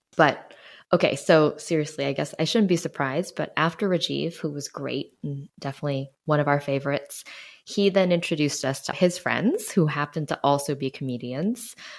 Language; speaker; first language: English; early bilingual, other home language; Chinese